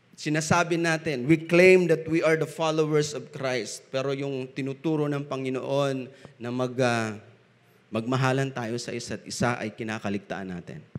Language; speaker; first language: Filipino; non-native, local second language; Bikol